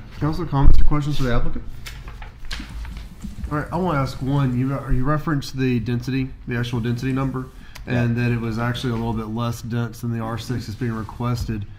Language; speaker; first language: English; native; English